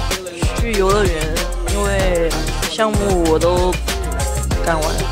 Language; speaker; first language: Chinese; native; Chinese